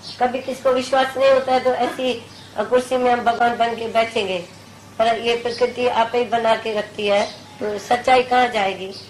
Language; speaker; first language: Hindi; non-native, local second language; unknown